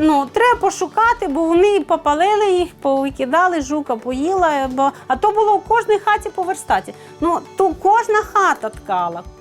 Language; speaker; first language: Ukrainian; non-native, local second language; Russian